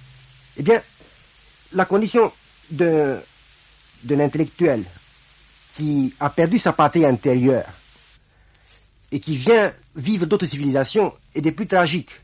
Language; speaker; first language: French; non-native, fluent; Romanian